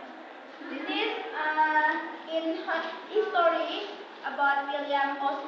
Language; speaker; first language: English; non-native, learner; Indonesian